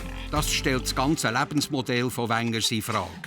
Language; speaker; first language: German; native; German